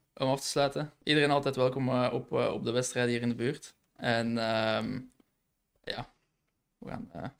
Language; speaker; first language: Dutch; native; Dutch